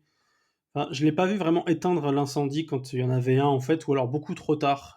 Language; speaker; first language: French; native; French